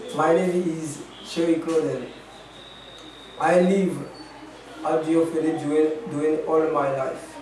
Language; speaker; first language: English; non-native, learner; Haitian Creole